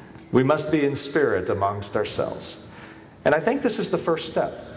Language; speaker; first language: English; early bilingual, other home language; Spanish